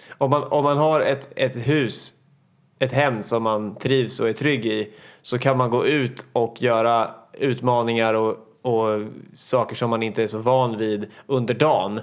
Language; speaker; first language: Swedish; native; Swedish